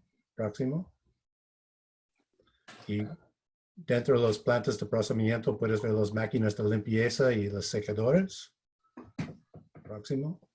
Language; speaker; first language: Spanish; non-native, fluent; English